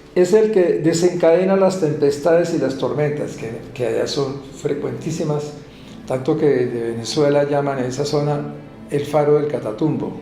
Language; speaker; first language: Spanish; native; Spanish